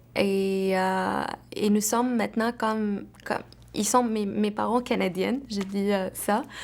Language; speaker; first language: French; non-native, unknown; Arabic